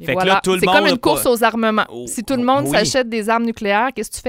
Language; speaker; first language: French; native; French